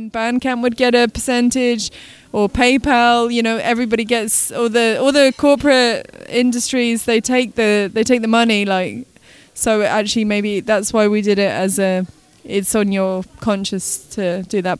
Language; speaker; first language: English; native; English